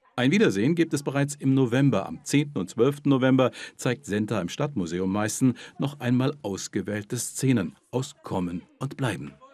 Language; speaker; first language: German; native; German